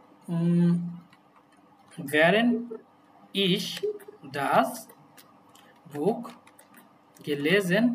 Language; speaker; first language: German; non-native, fluent; Bangla